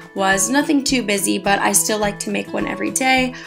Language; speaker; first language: English; native; English